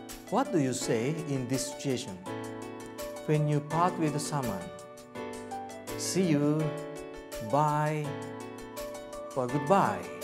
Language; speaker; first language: English; non-native, fluent; Japanese